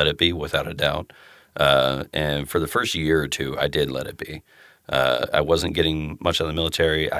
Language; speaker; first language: English; native; English